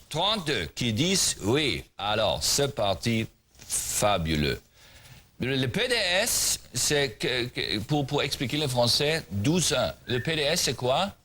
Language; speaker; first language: French; non-native, learner; German